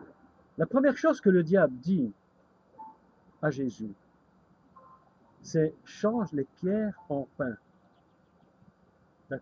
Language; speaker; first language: French; native; French